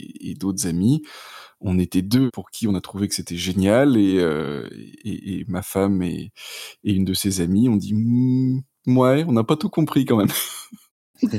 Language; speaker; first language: French; native; French